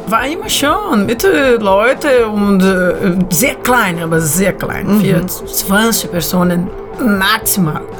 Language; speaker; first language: German; non-native, learner; Portuguese